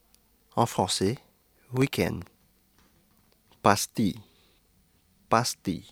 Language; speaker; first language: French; non-native, fluent; Indonesian